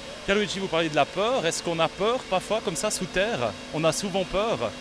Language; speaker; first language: French; native; French